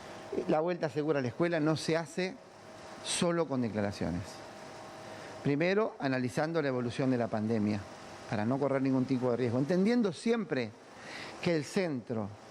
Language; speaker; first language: Spanish; native; Spanish